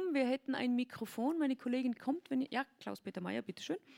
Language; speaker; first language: German; native; German